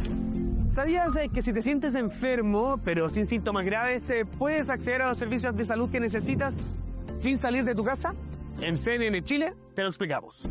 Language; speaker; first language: Spanish; native; Spanish